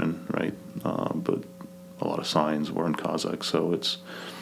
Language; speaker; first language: English; non-native, fluent; Kazakh